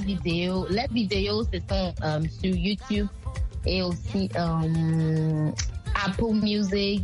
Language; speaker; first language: French; non-native, learner; Akan